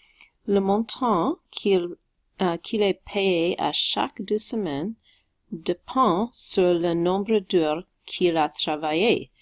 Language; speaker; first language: French; non-native, local second language; English